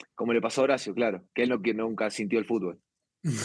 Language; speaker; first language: Spanish; native; Spanish